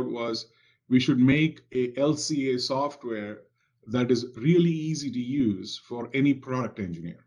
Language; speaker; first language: English; non-native, local second language; Marathi